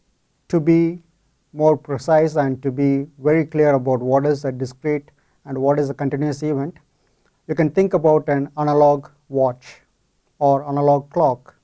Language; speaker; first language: English; non-native, fluent; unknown